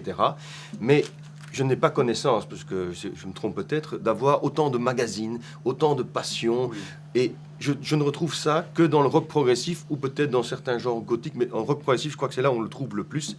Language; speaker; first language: French; native; French